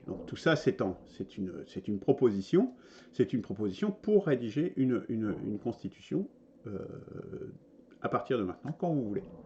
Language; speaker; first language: French; native; French